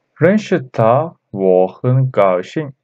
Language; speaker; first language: Chinese; non-native, learner; Turkish